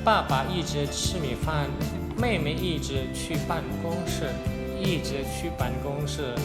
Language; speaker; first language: Chinese; non-native, fluent; Indonesian